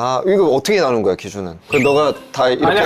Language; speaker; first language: Korean; native; Korean